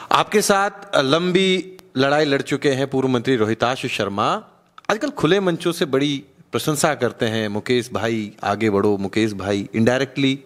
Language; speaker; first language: Hindi; native; Hindi